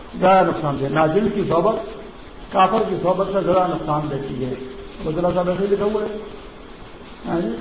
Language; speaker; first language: Urdu; non-native, local second language; Pashto